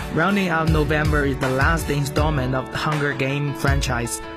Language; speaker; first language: English; non-native, fluent; Chinese